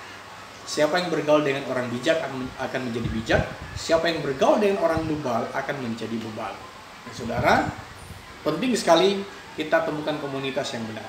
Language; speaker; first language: Indonesian; native; Indonesian